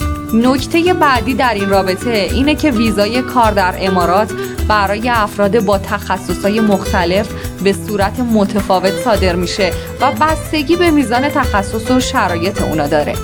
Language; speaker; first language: Persian; native; Persian